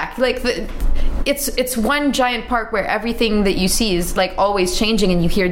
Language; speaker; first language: English; native; English